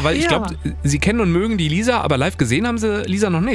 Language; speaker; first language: German; native; German